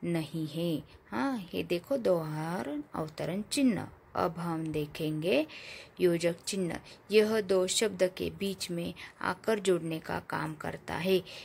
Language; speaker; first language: Hindi; non-native, local second language; Marathi